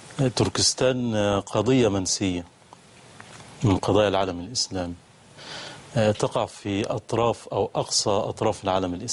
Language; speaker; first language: Arabic; native; Arabic